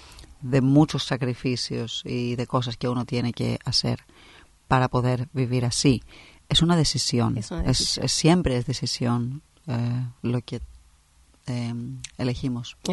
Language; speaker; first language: Spanish; non-native, fluent; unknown